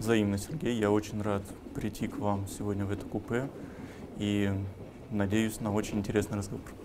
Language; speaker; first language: Russian; native; Russian